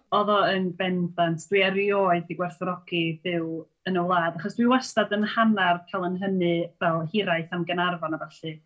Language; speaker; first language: Welsh; native; Welsh